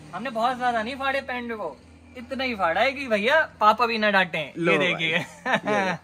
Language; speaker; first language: Hindi; native; Hindi